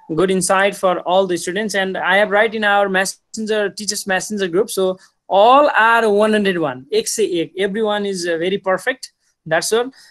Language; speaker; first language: English; non-native, local second language; Nepali